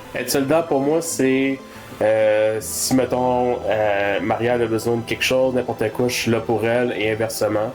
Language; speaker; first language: French; native; French